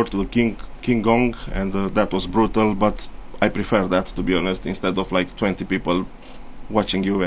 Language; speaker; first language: English; non-native, fluent; Romanian